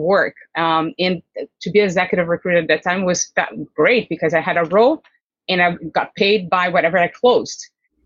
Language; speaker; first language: English; non-native, fluent; Portuguese